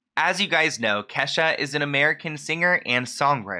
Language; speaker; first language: English; native; English